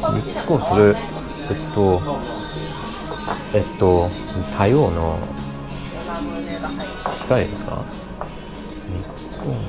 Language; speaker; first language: Japanese; non-native, learner; English